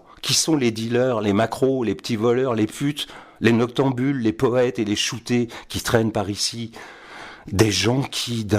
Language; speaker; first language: French; native; French